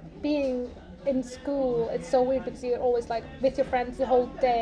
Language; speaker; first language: English; non-native, fluent; Icelandic